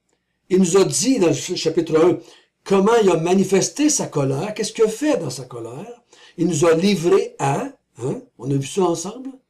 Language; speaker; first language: French; native; French